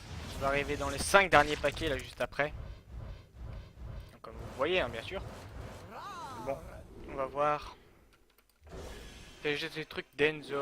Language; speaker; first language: French; native; French